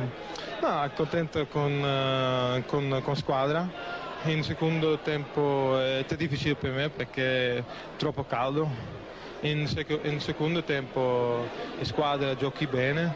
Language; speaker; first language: Italian; non-native, learner; Dutch